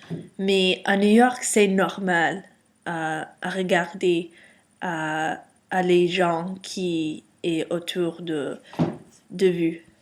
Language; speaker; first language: French; non-native, learner; English